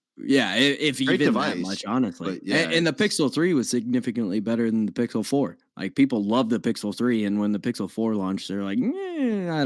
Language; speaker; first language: English; native; English